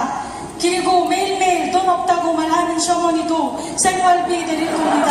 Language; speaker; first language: Korean; non-native, learner; Filipino